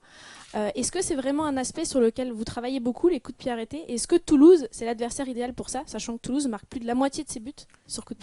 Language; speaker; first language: French; native; French